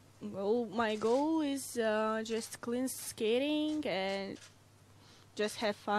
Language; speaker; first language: English; non-native, learner; Russian